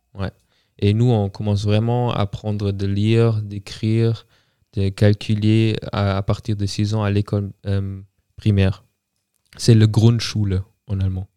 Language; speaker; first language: French; non-native, fluent; German